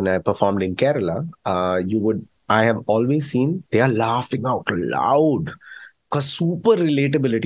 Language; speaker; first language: English; non-native, local second language; Malayalam